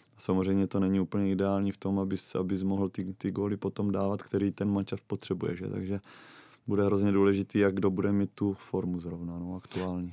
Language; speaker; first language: Czech; native; Czech